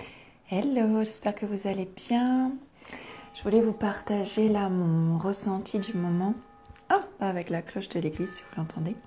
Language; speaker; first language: French; native; French